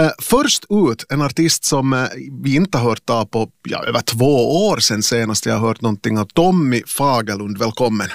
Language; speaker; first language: Swedish; native; Swedish